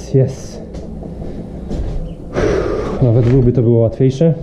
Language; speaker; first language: Polish; native; Polish